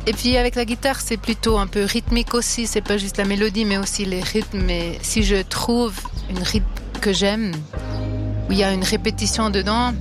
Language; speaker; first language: French; non-native, local second language; Swiss German